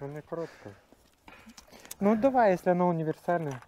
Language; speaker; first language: Polish; non-native, learner; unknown